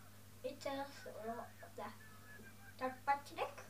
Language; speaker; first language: Polish; early bilingual, heritage; Dutch